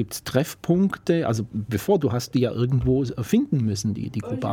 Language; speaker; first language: German; native; German